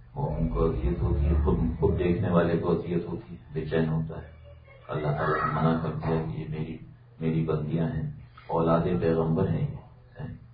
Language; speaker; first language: Urdu; native; Urdu